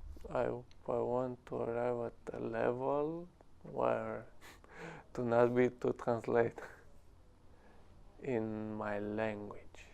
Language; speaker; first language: English; non-native, learner; Romanian